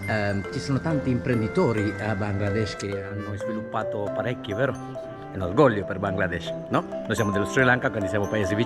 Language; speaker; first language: Italian; non-native, learner; Sinhala